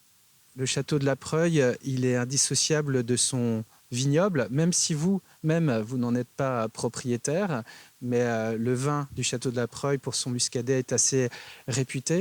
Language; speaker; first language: French; native; French